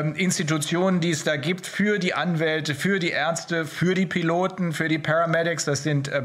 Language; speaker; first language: German; native; German